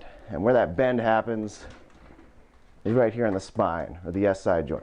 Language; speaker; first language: English; native; English